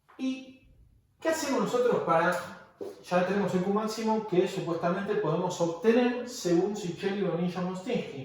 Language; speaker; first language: Spanish; native; Spanish